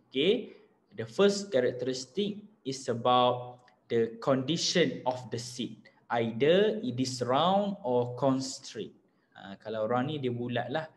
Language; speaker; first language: English; non-native, local second language; Malay